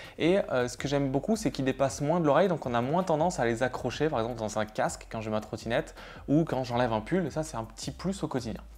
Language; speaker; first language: French; native; French